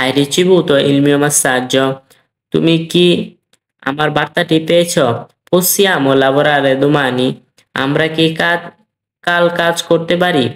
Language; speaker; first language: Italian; non-native, fluent; Bangla